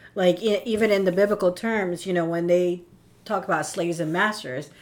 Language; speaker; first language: English; non-native, local second language; Filipino